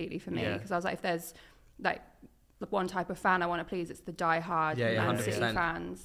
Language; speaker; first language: English; native; English